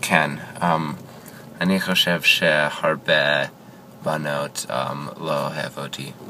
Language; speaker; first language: Hebrew; non-native, learner; English